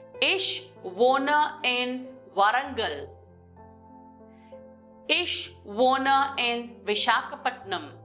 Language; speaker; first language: German; non-native, learner; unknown